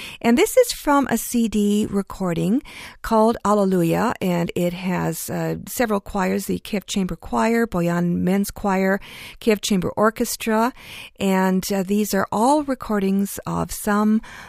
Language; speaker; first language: English; early bilingual, other home language; Ukrainian